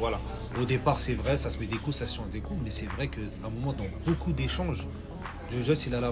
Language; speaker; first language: French; native; French